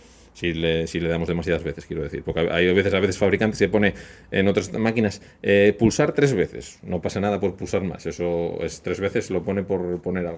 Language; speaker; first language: Spanish; native; Spanish